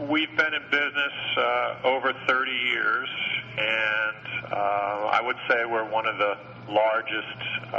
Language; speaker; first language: English; native; English